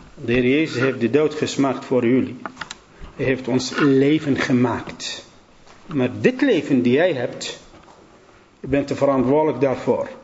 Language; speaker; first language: Dutch; non-native, fluent; Assyrian Neo-Aramaic